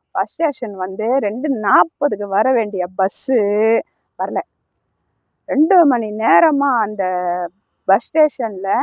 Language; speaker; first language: Tamil; early bilingual, heritage; Tamil